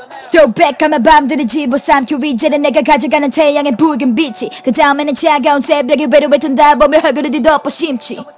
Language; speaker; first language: English; non-native, local second language; Filipino